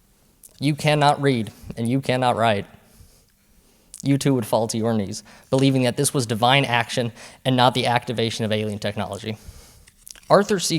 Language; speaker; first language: English; native; English